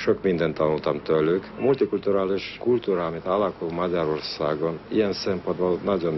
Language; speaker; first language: Hungarian; non-native, fluent; Armenian